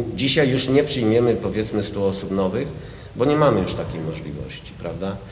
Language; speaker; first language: Polish; native; Polish